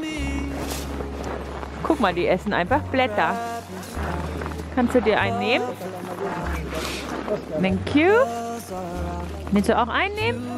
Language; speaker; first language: German; native; German